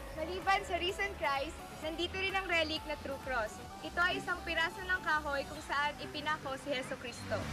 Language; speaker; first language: Filipino; non-native, local second language; Iloko